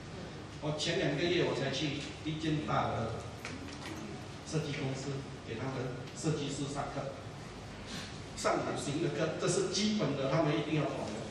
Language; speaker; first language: Chinese; native; Chinese